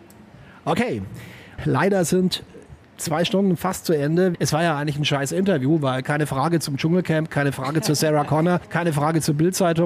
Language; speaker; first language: German; native; German